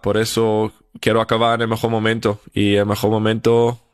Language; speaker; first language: Spanish; non-native, fluent; German